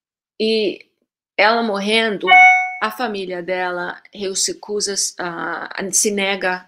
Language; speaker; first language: Portuguese; early bilingual, heritage; Portuguese